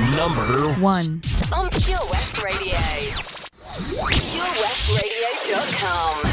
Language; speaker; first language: English; native; English